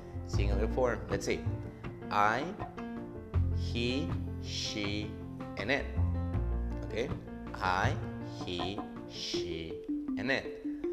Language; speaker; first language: English; non-native, fluent; Spanish